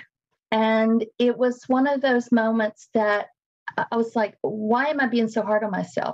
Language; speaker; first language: English; native; English